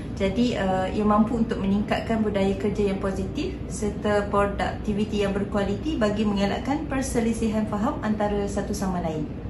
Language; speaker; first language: Malay; native; Malay